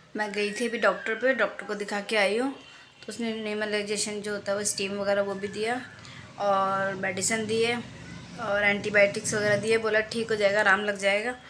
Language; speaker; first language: Hindi; native; Hindi